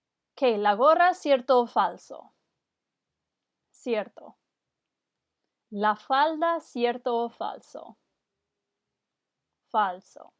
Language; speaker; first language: Spanish; non-native, fluent; English